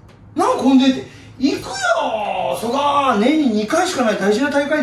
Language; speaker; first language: Japanese; native; Japanese